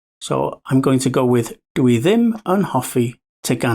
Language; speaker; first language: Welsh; non-native, learner; English